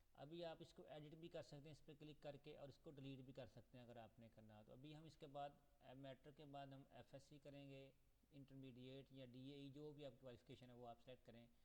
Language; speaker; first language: Urdu; non-native, local second language; Punjabi